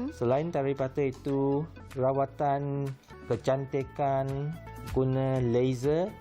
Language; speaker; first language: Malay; non-native, local second language; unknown